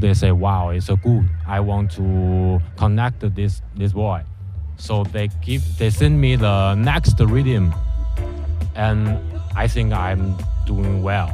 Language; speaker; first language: English; non-native, learner; Chinese